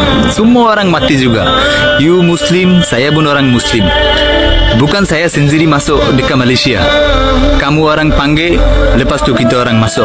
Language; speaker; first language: Malay; non-native, learner; Bangla